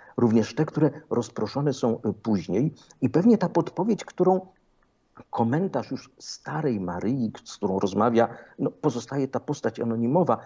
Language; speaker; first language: Polish; native; Polish